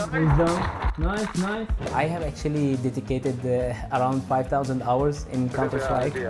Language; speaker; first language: English; non-native, fluent; Arabic